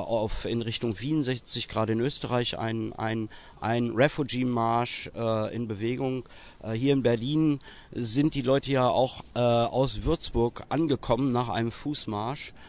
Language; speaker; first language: German; native; German